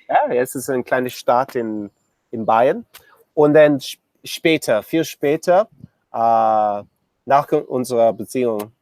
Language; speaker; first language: German; non-native, learner; English